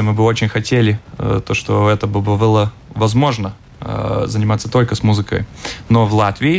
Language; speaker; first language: Russian; non-native, local second language; Latvian